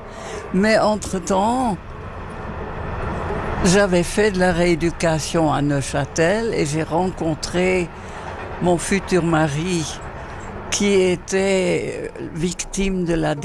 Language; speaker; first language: French; non-native, fluent; Dutch